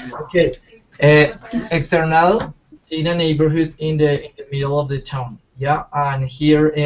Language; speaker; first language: English; non-native, learner; Spanish